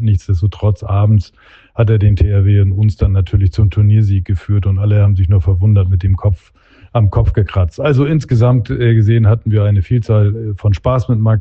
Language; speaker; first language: German; native; German